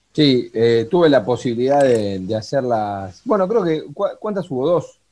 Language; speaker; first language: Spanish; native; Spanish